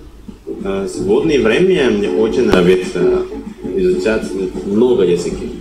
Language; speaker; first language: Russian; non-native, learner; Indonesian